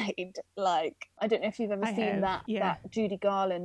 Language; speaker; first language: English; native; English